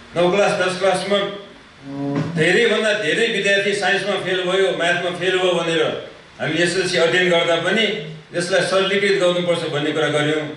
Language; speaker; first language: Nepali; non-native, local second language; Newari